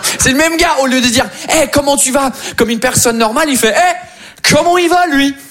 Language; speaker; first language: French; non-native, fluent; English